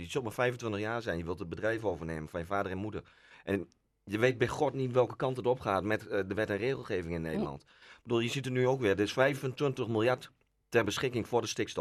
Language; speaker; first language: Dutch; native; Dutch